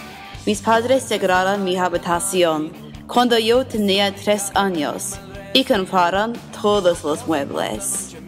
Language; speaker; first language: Spanish; non-native, learner; English